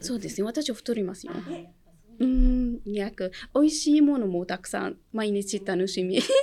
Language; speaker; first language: Japanese; non-native, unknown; Arabic